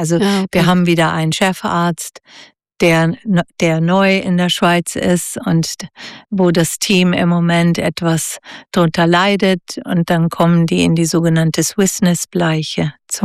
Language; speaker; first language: German; native; German